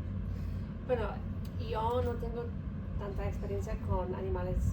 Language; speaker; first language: Spanish; non-native, learner; Polish